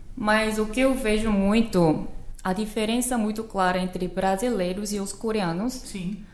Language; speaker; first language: Portuguese; non-native, fluent; Korean